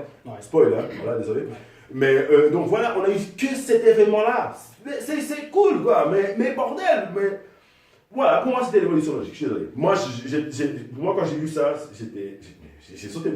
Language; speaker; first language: French; native; French